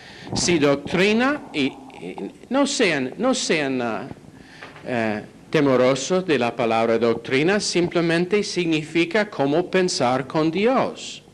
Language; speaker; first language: Spanish; non-native, fluent; English